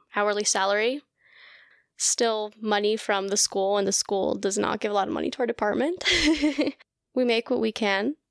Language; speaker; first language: English; early bilingual, other home language; Russian